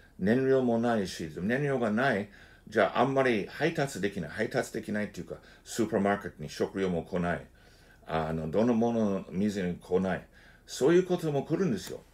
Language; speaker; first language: Japanese; non-native, fluent; English